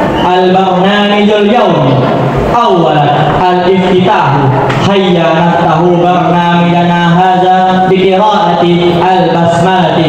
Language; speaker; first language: Arabic; non-native, fluent; Indonesian